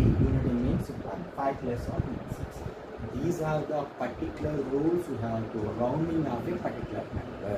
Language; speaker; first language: English; non-native, local second language; Telugu